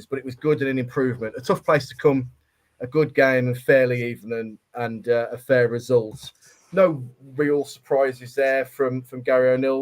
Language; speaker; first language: English; native; English